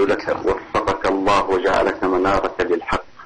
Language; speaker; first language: Arabic; native; Arabic